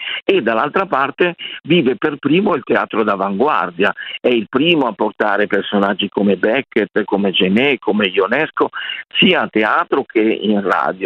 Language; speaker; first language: Italian; native; Italian